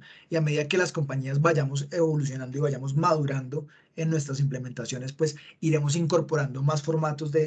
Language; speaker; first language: Spanish; native; Spanish